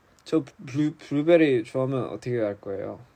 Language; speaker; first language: Korean; early bilingual, heritage; English